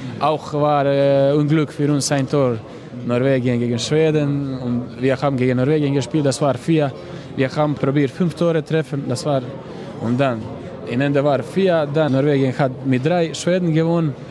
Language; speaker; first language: German; non-native, learner; Croatian